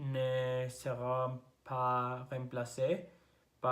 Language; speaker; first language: French; non-native, learner; Spanish